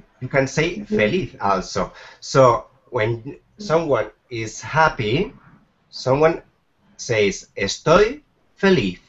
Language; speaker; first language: English; non-native, fluent; Spanish